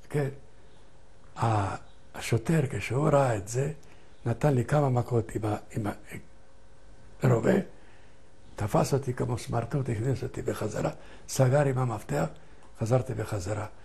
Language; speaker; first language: Hebrew; non-native, fluent; Ladino